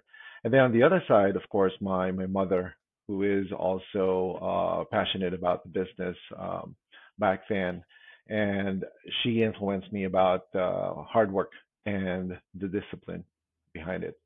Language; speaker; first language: English; non-native, local second language; Filipino